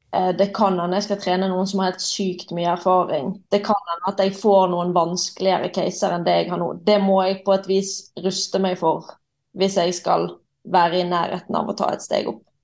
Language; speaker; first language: Norwegian; native; Norwegian